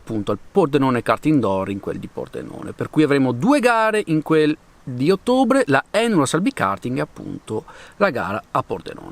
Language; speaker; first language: Italian; native; Italian